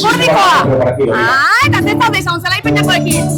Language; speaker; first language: Basque; native; Basque